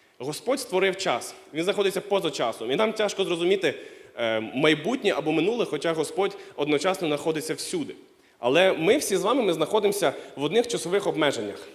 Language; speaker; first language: Ukrainian; non-native, local second language; Russian